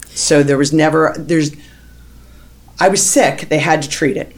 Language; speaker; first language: English; native; English